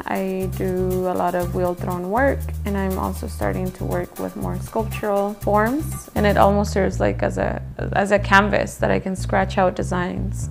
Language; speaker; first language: English; early bilingual, other home language; Spanish